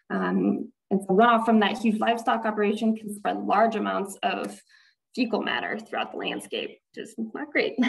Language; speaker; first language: English; native; English